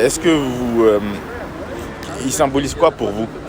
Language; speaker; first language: French; native; French